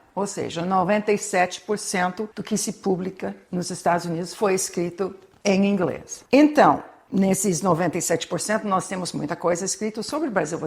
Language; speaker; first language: Portuguese; non-native, fluent; English